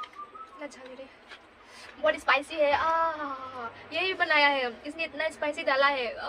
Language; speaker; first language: Hindi; non-native, local second language; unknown